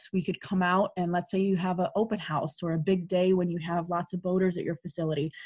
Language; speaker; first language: English; native; English